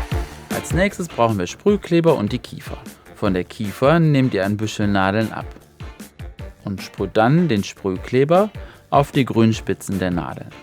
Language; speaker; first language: German; native; German